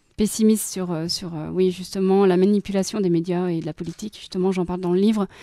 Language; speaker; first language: French; native; French